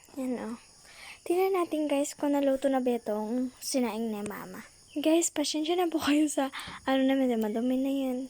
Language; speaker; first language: Filipino; non-native, local second language; Cebuano